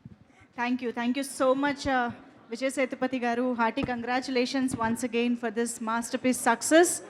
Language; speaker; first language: Telugu; native; Telugu